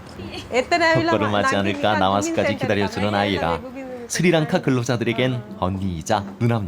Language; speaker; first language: Korean; native; Korean